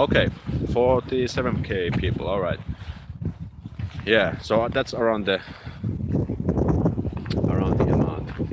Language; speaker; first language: English; non-native, fluent; Finnish